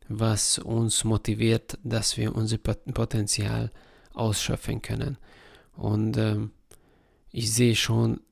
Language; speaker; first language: German; non-native, fluent; Hungarian